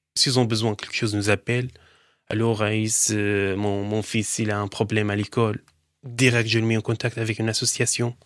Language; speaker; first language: French; non-native, learner; Arabic